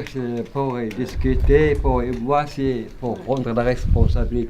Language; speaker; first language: French; non-native, learner; Arabic